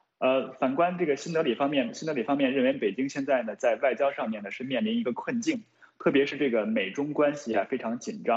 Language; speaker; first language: Chinese; native; Chinese